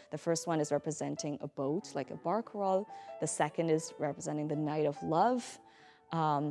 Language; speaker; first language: English; native; English